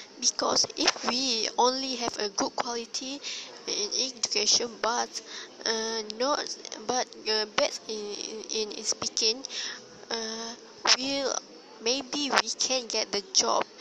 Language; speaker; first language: English; non-native, learner; Malay